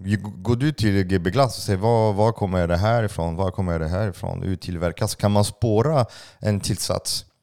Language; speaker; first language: Swedish; non-native, fluent; French